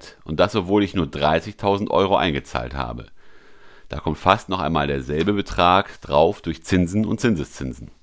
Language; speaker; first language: German; native; German